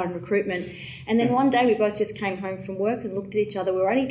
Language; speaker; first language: English; native; English